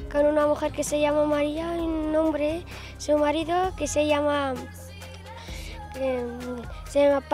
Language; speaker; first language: Spanish; non-native, learner; Arabic